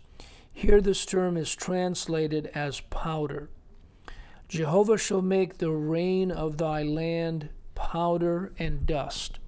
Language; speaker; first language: English; native; English